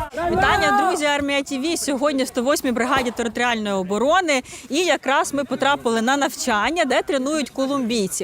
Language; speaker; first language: Ukrainian; native; Ukrainian